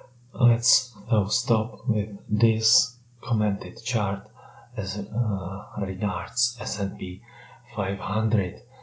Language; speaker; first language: English; non-native, fluent; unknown